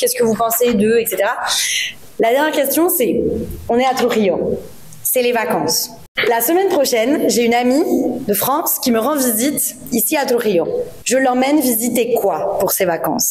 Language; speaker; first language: French; native; French